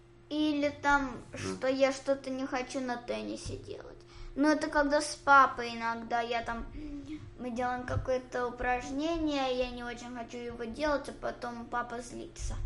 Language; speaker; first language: Russian; early bilingual, heritage; Russian